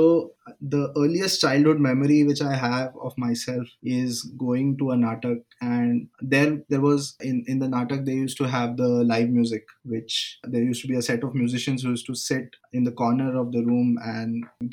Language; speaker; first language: English; non-native, local second language; Marathi